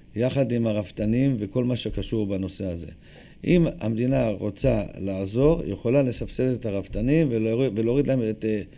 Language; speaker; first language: Hebrew; native; Hebrew